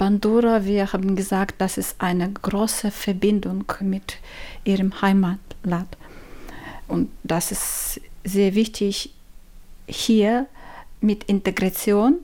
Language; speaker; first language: German; non-native, learner; Ukrainian